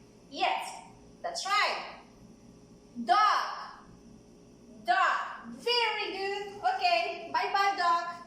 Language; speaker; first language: English; non-native, fluent; Spanish